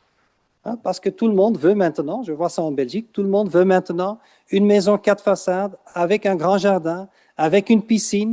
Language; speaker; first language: French; non-native, fluent; Dutch